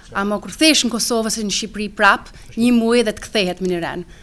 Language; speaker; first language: Albanian; early bilingual, other home language; English